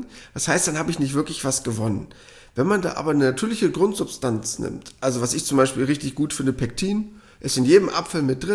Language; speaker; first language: German; native; German